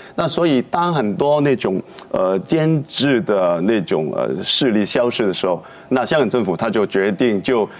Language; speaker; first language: Chinese; non-native, local second language; Cantonese